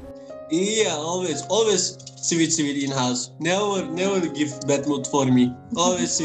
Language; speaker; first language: English; non-native, learner; Turkish